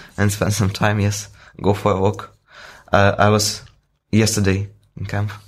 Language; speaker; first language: English; non-native, fluent; Ukrainian